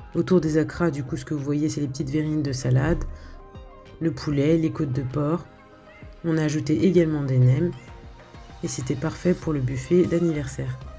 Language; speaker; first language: French; native; French